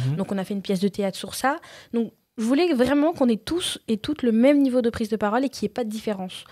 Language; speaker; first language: French; early bilingual, other home language; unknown